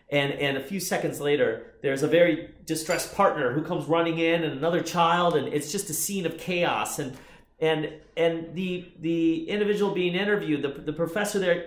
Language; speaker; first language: English; native; English